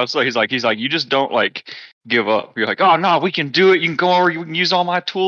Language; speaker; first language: English; native; English